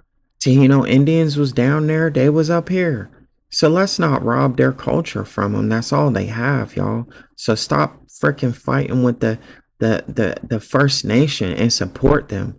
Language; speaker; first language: English; native; English